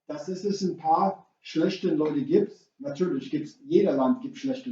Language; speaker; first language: German; non-native, fluent; English